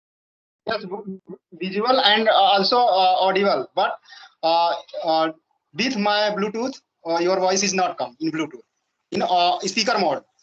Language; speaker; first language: English; non-native, learner; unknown